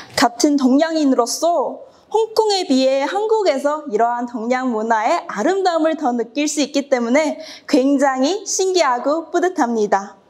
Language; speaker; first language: Korean; non-native, fluent; Cantonese